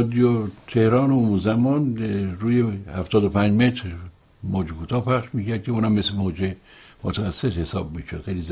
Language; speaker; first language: Persian; native; Persian